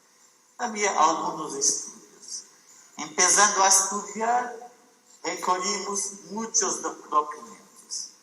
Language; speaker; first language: Portuguese; non-native, fluent; Spanish